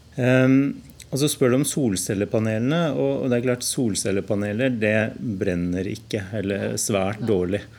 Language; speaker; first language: Norwegian; native; Norwegian